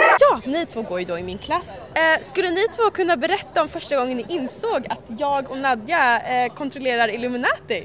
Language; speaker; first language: Swedish; native; Swedish